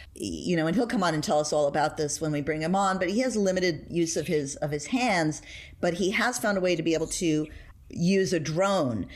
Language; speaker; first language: English; native; English